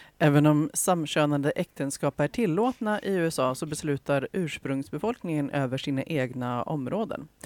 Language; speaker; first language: Swedish; native; Swedish